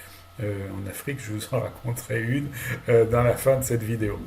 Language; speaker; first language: French; native; French